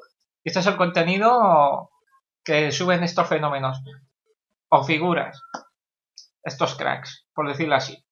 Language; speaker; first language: Spanish; native; Spanish